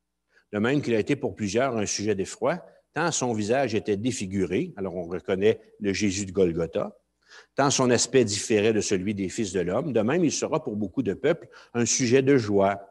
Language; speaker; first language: French; native; French